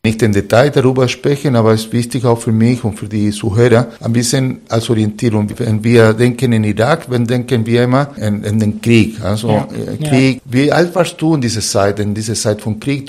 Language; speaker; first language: German; non-native, fluent; Spanish